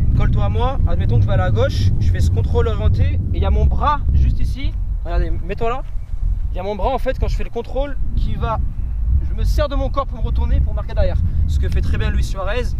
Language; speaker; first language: French; native; French